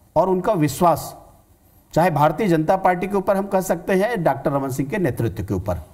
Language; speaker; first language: Hindi; native; Hindi